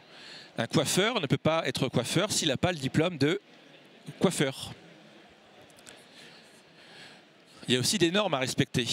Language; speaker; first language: French; native; French